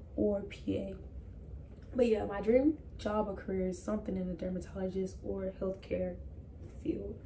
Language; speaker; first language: English; native; English